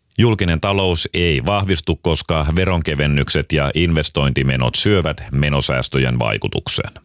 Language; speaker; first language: Finnish; native; Finnish